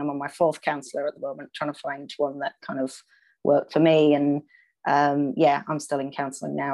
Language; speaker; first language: English; native; English